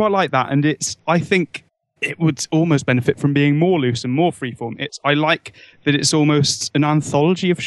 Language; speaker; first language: English; native; English